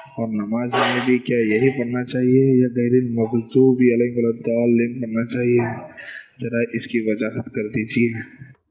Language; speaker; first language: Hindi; native; Hindi